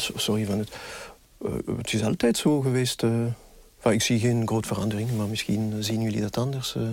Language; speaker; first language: Dutch; non-native, local second language; French